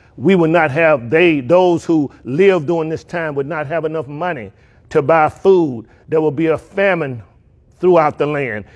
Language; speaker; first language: English; native; English